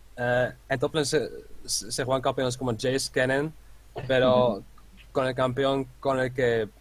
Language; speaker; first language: Spanish; non-native, fluent; Dutch